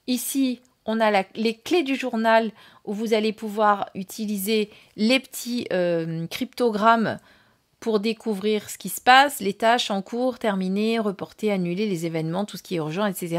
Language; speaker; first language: French; native; French